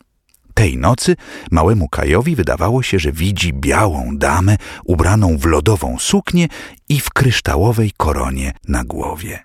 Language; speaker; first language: Polish; native; Polish